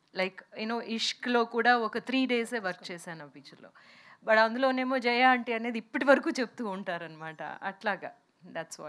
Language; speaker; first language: Telugu; native; Telugu